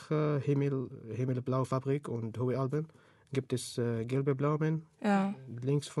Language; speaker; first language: German; non-native, learner; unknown